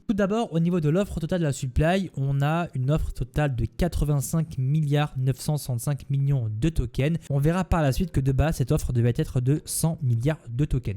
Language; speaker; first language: French; native; French